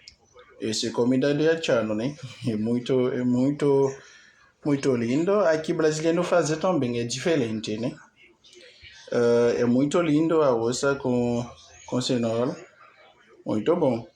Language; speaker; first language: Portuguese; non-native, learner; Haitian Creole